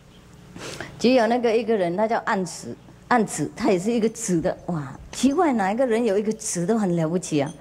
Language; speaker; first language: Chinese; non-native, fluent; Vietnamese